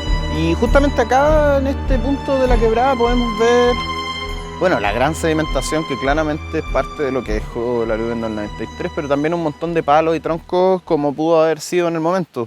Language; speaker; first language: Spanish; native; Spanish